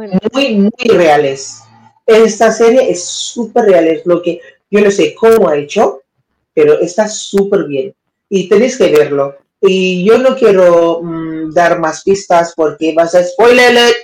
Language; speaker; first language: Spanish; non-native, learner; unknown